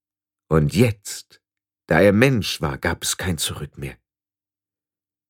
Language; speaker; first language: German; native; German